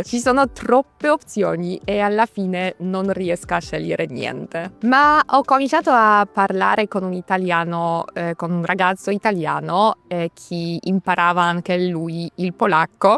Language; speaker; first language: Italian; non-native, fluent; Polish